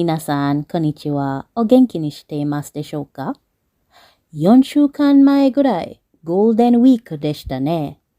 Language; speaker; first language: Japanese; non-native, learner; English